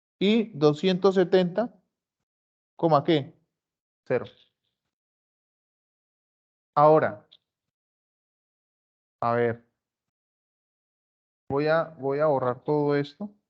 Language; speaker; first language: Spanish; native; Spanish